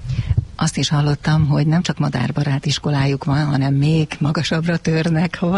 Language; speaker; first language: Hungarian; native; Hungarian